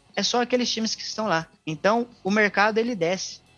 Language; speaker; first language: Portuguese; native; Portuguese